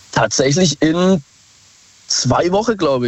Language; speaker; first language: German; native; German